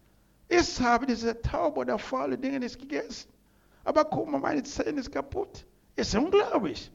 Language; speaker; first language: German; non-native, learner; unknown